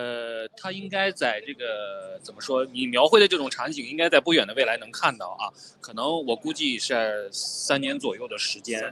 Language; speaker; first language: Chinese; native; Chinese